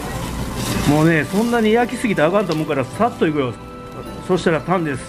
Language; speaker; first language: Japanese; native; Japanese